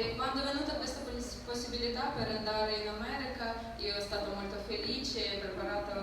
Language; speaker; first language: Italian; non-native, learner; Ukrainian